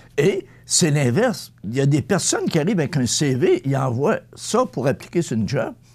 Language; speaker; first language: French; native; French